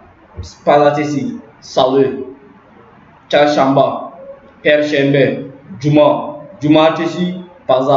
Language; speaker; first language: Turkish; non-native, learner; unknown